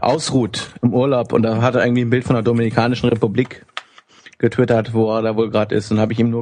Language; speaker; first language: German; native; German